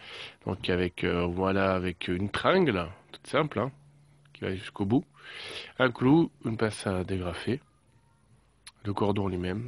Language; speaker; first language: French; native; French